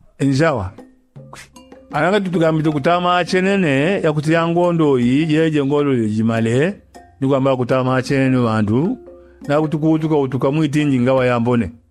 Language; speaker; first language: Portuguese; non-native, local second language; Yao